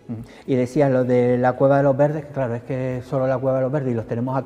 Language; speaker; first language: Spanish; native; Spanish